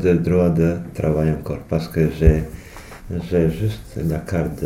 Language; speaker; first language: French; non-native, learner; Albanian